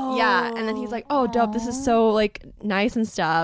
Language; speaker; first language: English; native; English